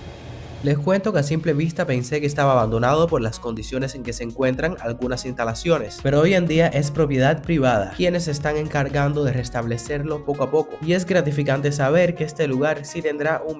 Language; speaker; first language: Spanish; native; Spanish